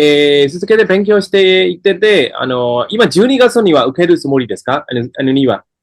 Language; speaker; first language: Japanese; non-native, fluent; Burmese